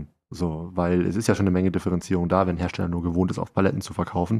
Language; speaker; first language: German; native; German